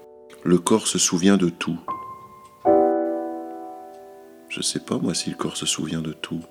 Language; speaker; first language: French; native; French